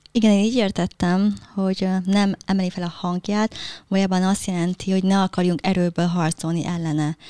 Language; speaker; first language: Hungarian; early bilingual, other home language; Vietnamese